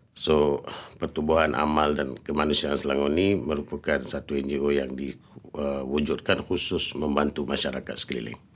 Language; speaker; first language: Malay; early bilingual, other home language; Rohingya